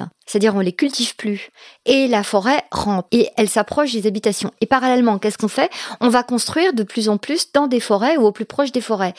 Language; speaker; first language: French; native; French